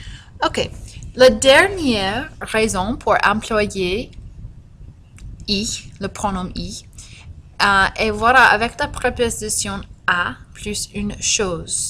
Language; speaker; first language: French; non-native, fluent; English